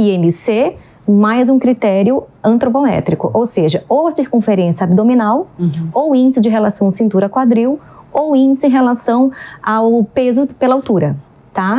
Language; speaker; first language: Portuguese; native; Portuguese